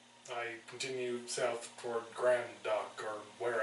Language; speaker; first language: English; native; English